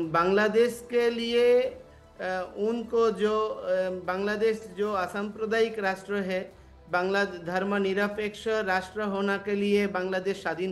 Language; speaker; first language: Hindi; non-native, learner; Bangla